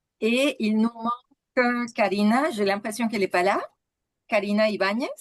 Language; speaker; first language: French; non-native, fluent; Spanish